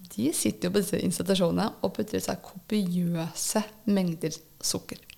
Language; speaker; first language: Norwegian; native; Norwegian